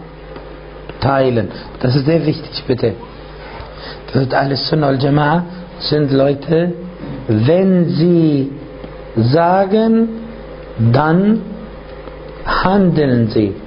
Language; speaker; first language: German; non-native, fluent; Arabic